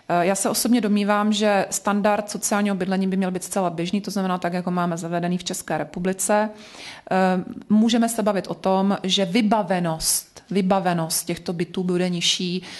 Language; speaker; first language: Czech; native; Czech